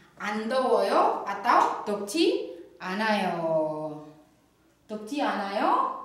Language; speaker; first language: Korean; non-native, fluent; Indonesian